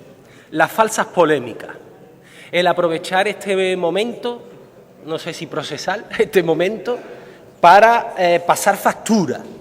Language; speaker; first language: Spanish; native; Spanish